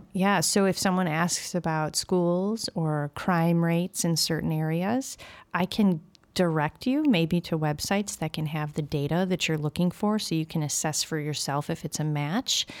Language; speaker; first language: English; native; English